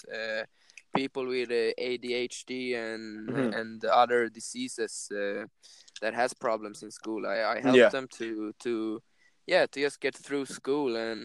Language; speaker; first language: English; non-native, fluent; Swedish